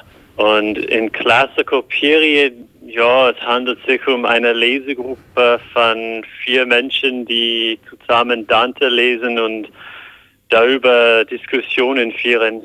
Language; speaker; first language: German; non-native, fluent; English